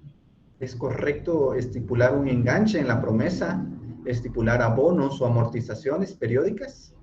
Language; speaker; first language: Spanish; native; Spanish